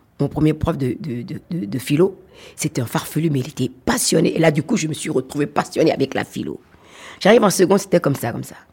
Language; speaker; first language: French; non-native, local second language; Fon